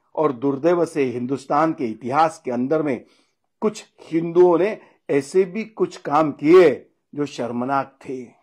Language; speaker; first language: Hindi; non-native, local second language; Marathi